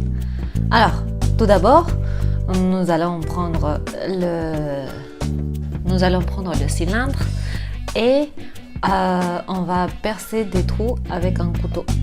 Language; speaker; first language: French; non-native, fluent; Spanish